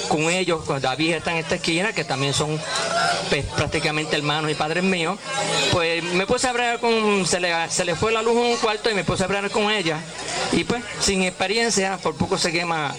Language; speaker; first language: Spanish; native; Spanish